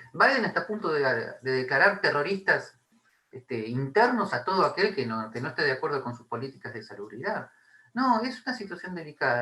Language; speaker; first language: Spanish; native; Spanish